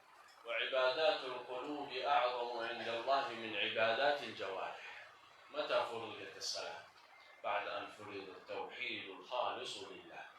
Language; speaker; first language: Arabic; native; Arabic